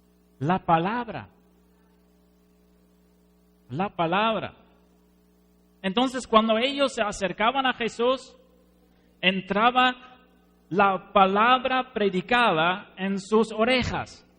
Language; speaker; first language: Spanish; non-native, fluent; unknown